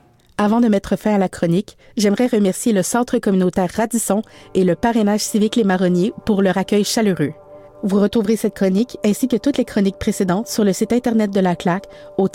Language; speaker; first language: French; native; French